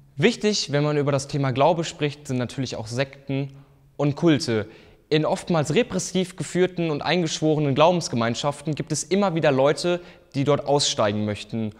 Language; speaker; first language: German; native; German